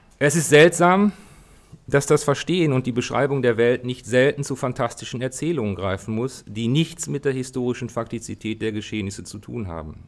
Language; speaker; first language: German; native; German